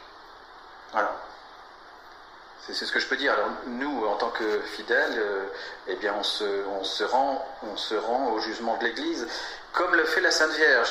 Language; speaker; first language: French; native; French